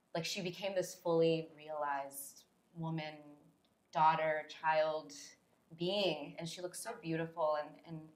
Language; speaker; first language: English; native; English